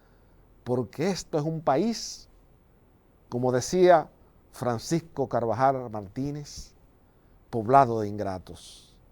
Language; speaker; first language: Spanish; native; Spanish